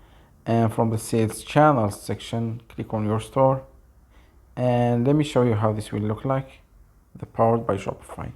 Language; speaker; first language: English; non-native, fluent; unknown